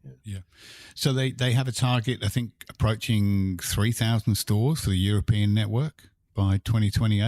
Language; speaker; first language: English; native; English